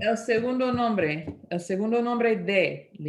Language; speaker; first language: Spanish; non-native, fluent; English